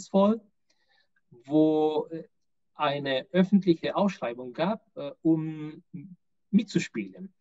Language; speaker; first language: German; non-native, fluent; Spanish